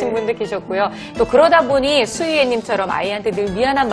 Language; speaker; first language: Korean; native; Korean